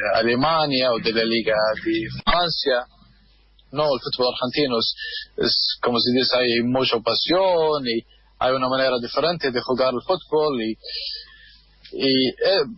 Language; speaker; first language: Spanish; non-native, fluent; Arabic